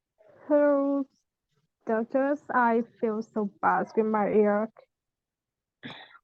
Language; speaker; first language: English; non-native, learner; Vietnamese